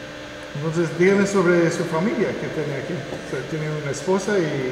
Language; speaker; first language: Spanish; non-native, fluent; English